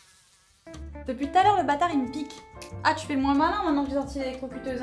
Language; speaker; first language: French; native; French